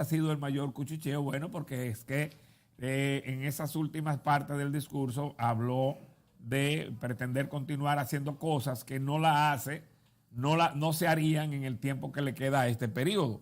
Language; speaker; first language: Spanish; native; Spanish